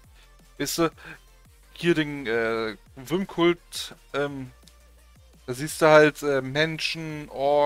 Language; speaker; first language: German; native; German